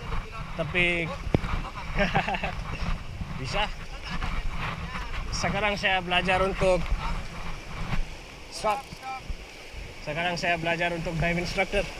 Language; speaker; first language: Indonesian; non-native, fluent; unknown